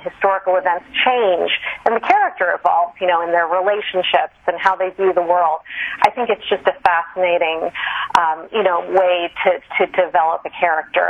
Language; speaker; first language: English; native; English